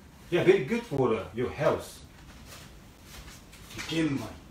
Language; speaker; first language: English; non-native, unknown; Japanese